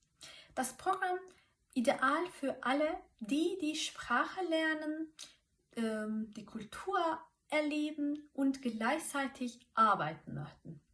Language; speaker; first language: German; non-native, fluent; Turkish